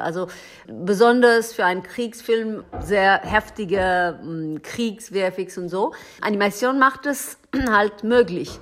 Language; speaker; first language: German; non-native, learner; Persian